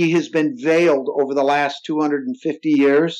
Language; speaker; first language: English; native; English